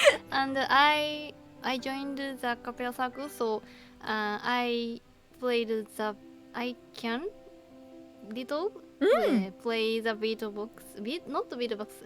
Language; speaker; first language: English; non-native, learner; Japanese